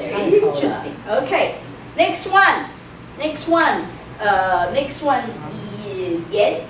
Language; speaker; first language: English; non-native, fluent; Chinese